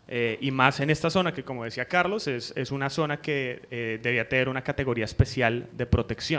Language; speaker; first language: Spanish; native; Spanish